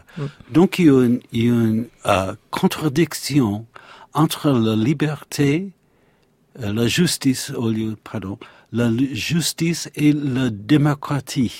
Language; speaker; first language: French; non-native, learner; English